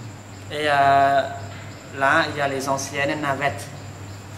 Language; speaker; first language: French; non-native, fluent; Khmer